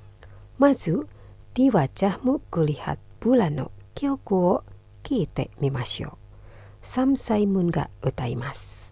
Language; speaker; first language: Japanese; non-native, fluent; Indonesian